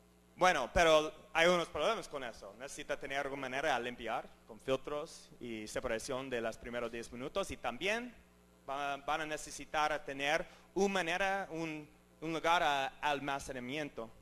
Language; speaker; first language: Spanish; non-native, learner; English